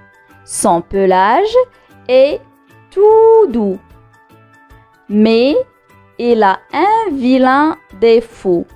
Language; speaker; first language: French; non-native, local second language; Arabic